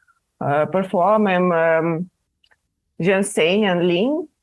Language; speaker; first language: French; non-native, learner; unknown